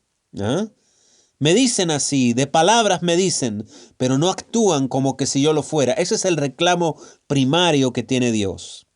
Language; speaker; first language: Spanish; native; Spanish